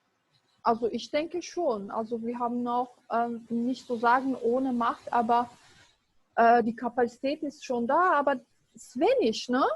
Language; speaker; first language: German; non-native, fluent; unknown